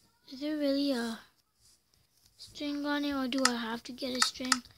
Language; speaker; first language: English; native; English